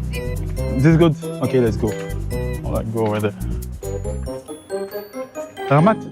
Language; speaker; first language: English; non-native, learner; French